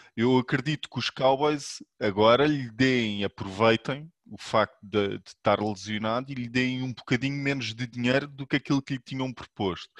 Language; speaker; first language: Portuguese; native; Portuguese